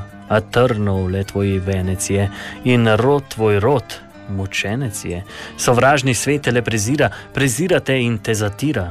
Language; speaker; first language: Slovenian; native; Slovenian